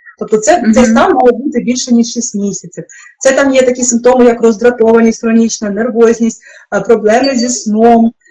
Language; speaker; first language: Ukrainian; non-native, local second language; Russian